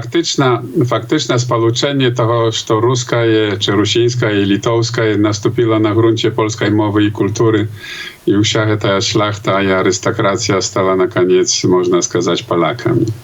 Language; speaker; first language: Polish; non-native, local second language; Belarusian